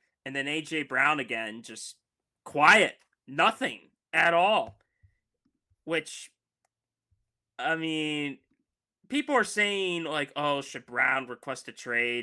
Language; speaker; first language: English; native; English